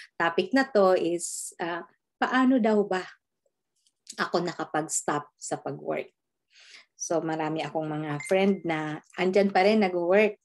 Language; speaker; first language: Filipino; non-native, local second language; Bikol